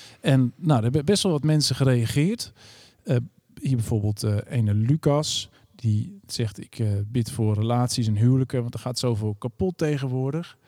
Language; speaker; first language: Dutch; native; Dutch